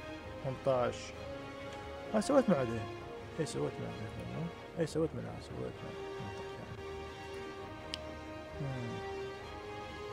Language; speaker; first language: Arabic; native; Arabic